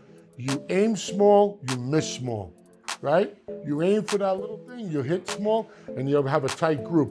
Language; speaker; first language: English; native; English